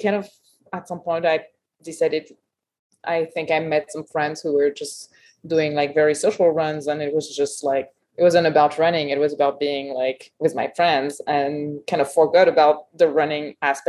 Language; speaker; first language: English; non-native, fluent; French